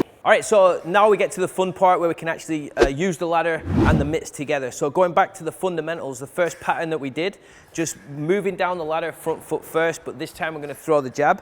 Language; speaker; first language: English; native; English